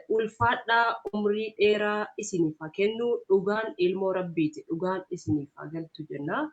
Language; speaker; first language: Oromo; native; Oromo